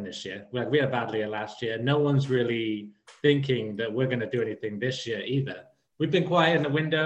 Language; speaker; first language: English; native; English